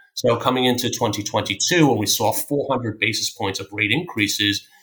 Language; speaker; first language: English; native; English